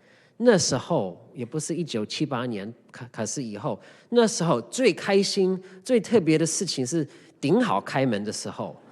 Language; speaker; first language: Chinese; early bilingual, heritage; English